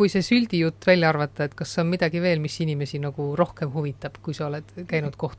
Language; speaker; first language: Estonian; native; Estonian